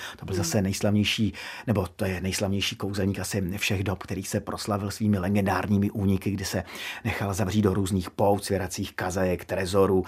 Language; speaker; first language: Czech; native; Czech